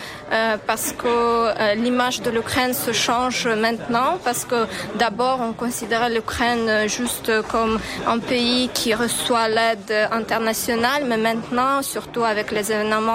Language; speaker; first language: French; non-native, fluent; Ukrainian